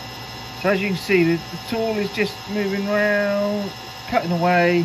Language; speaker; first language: English; native; English